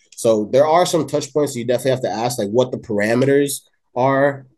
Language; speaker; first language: English; native; English